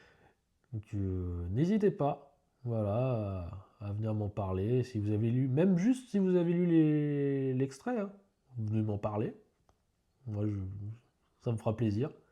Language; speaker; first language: French; native; French